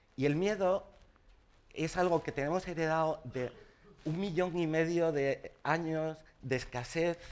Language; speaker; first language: Spanish; native; Spanish